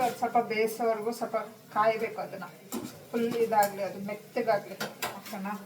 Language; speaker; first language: Kannada; non-native, local second language; Hindi